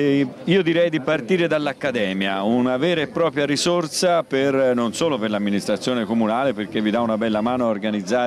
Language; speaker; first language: Italian; native; Italian